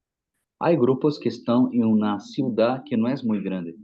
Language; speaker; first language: Spanish; non-native, fluent; Portuguese